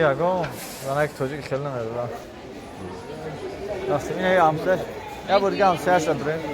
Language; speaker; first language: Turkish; non-native, learner; Tajik